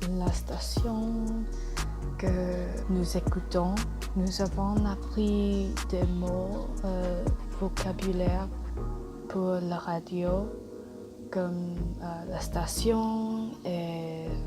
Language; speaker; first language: French; non-native, learner; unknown